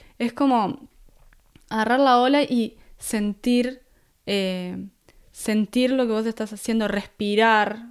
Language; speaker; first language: Spanish; native; Spanish